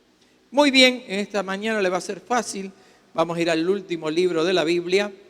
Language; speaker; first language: Spanish; native; Spanish